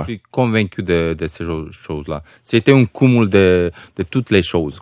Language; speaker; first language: French; non-native, fluent; Romanian